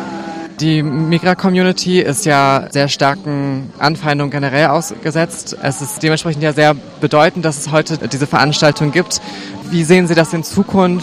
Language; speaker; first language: German; native; German